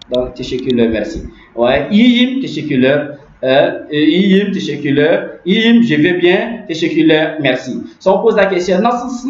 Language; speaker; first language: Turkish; non-native, learner; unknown